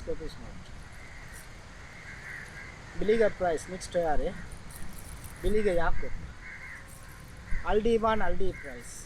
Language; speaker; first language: German; non-native, learner; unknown